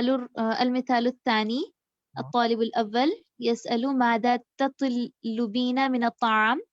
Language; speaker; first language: Arabic; non-native, learner; Urdu